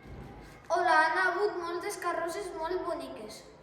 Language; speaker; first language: Catalan; non-native, local second language; Spanish